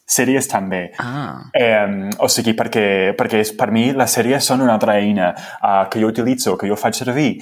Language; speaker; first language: Catalan; non-native, fluent; English